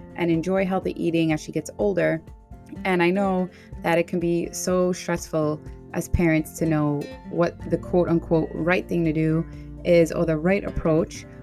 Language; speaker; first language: English; native; English